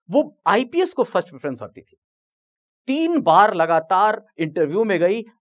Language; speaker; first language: Hindi; native; Hindi